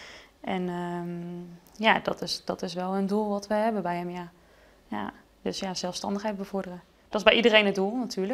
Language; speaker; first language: Dutch; native; Dutch